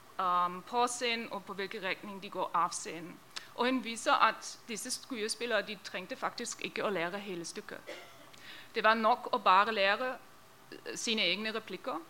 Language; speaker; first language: Norwegian; non-native, fluent; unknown